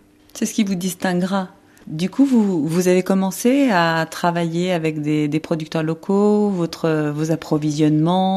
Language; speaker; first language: French; native; French